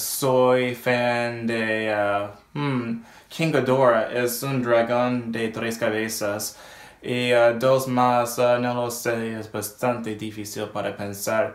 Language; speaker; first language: Spanish; non-native, learner; English